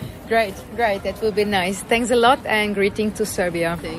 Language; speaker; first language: English; non-native, fluent; German